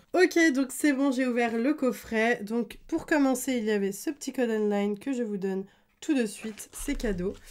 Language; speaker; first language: French; native; French